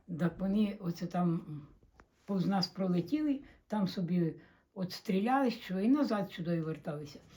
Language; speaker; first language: Ukrainian; native; Ukrainian